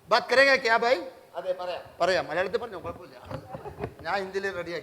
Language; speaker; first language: Malayalam; non-native, local second language; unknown